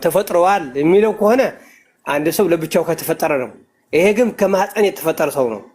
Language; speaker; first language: Amharic; non-native, local second language; Tigrinya